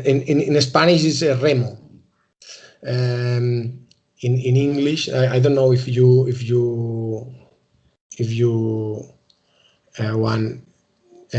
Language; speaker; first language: English; non-native, learner; Spanish